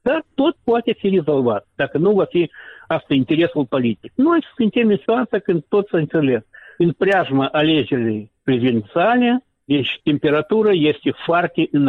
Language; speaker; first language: Romanian; non-native, local second language; Russian